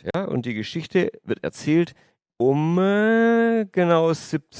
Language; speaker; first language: German; native; German